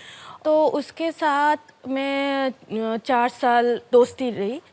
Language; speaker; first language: Hindi; non-native, local second language; Bangla